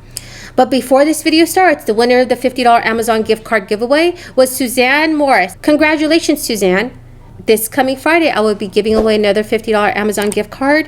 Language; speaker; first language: English; native; English